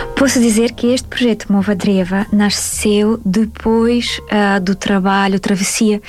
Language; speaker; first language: Portuguese; non-native, fluent; Russian